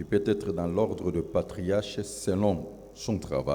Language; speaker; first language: French; non-native, local second language; Lingala